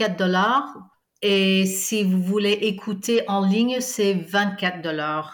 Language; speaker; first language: French; non-native, fluent; English